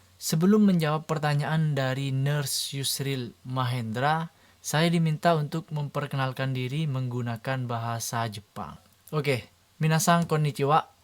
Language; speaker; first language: Indonesian; non-native, local second language; Madurese